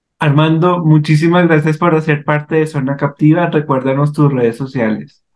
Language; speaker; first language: Spanish; native; Spanish